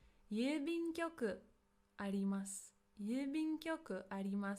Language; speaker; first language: Japanese; non-native, fluent; English